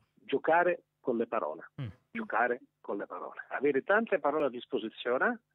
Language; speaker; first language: Italian; native; Italian